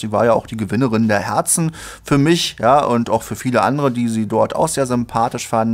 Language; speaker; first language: German; native; German